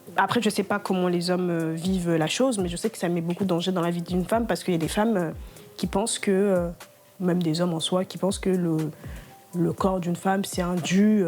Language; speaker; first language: French; non-native, local second language; Lingala